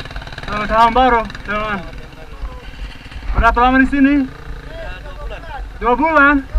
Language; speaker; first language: Indonesian; non-native, learner; English